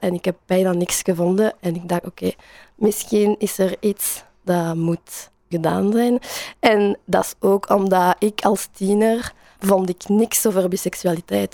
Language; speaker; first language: Dutch; non-native, learner; French